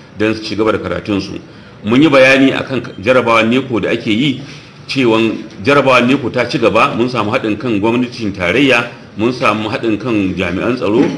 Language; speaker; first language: Hausa; native; Hausa